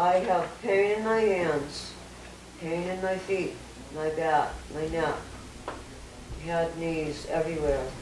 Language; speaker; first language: English; native; English